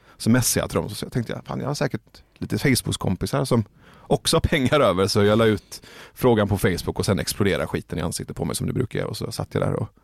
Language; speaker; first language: Swedish; early bilingual, other home language; Persian